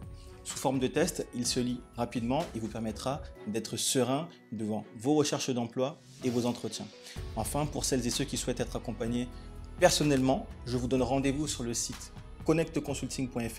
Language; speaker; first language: French; native; French